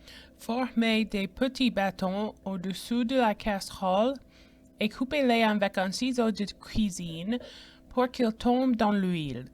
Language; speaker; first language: French; non-native, fluent; English